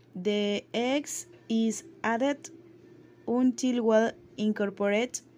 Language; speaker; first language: English; non-native, learner; Spanish